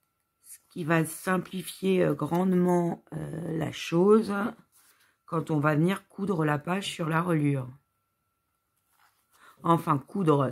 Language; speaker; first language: French; native; French